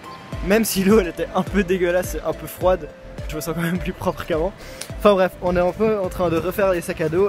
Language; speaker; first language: French; native; French